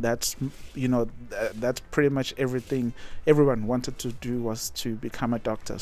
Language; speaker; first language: English; non-native, local second language; Zulu